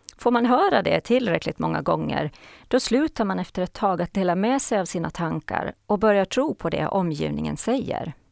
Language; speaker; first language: Swedish; native; Swedish